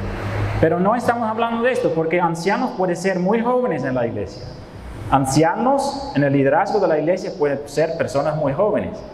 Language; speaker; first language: Spanish; non-native, fluent; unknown